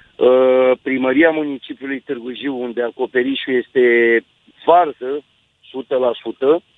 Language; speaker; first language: Romanian; native; Romanian